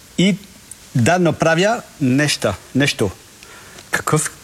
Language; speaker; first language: Bulgarian; non-native, learner; French